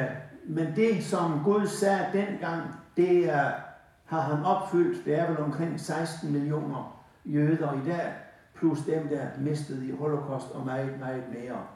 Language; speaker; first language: Danish; native; Danish